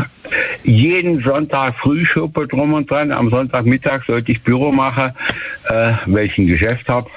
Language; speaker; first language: German; native; German